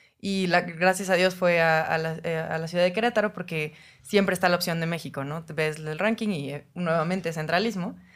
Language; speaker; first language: Spanish; native; Spanish